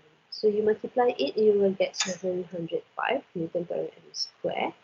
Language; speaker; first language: English; non-native, local second language; Malay